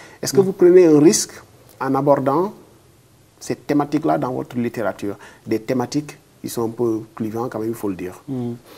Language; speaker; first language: French; non-native, local second language; Wolof